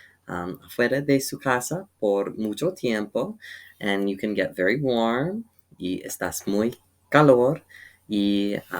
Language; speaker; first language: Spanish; non-native, learner; English